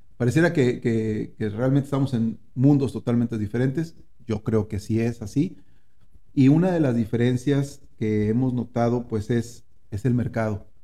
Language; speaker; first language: Spanish; native; Spanish